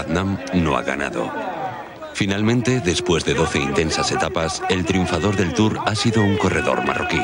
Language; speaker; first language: Spanish; native; Spanish